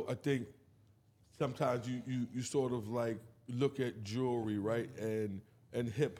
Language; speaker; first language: English; native; English